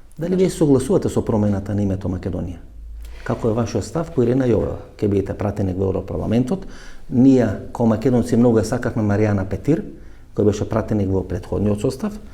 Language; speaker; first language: Macedonian; native; Macedonian